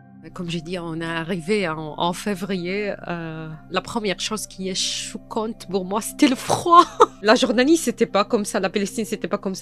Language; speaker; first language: French; non-native, fluent; Arabic